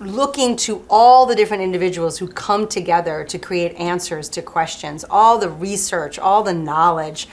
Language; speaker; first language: English; early bilingual, other home language; French